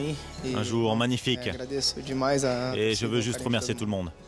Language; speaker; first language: French; native; French